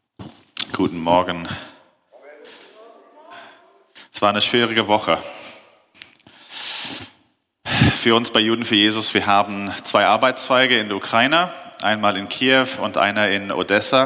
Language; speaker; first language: German; non-native, fluent; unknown